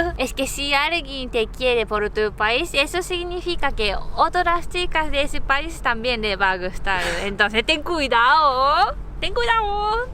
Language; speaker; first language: Spanish; non-native, fluent; Japanese